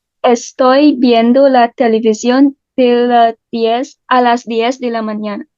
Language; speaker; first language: Spanish; non-native, learner; English